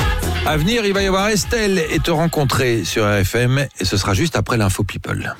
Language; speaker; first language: French; native; French